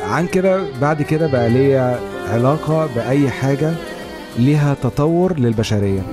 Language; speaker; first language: Arabic; native; Arabic